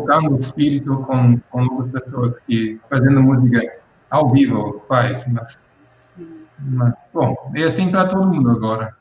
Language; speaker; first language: Portuguese; non-native, fluent; English